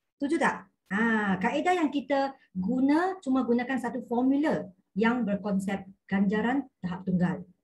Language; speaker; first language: Malay; non-native, local second language; Cantonese